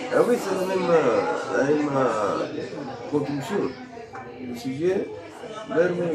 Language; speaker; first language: French; non-native, fluent; Spanish